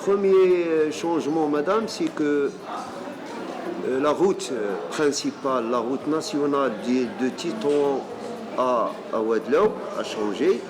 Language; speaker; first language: French; non-native, local second language; Arabic